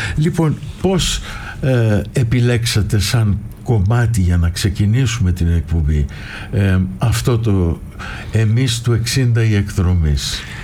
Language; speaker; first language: Greek; early bilingual, heritage; Greek